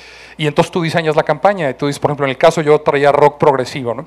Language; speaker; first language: Spanish; native; Spanish